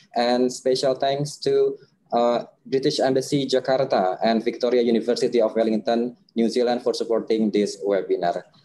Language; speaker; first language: English; non-native, fluent; Indonesian